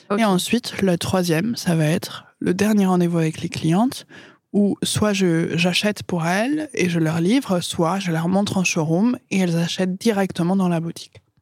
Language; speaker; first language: French; non-native, fluent; English